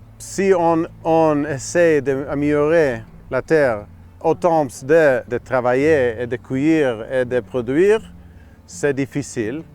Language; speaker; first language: French; non-native, fluent; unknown